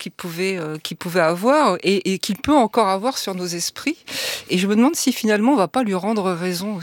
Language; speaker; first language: French; native; French